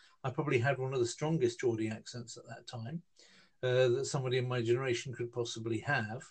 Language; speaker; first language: English; native; English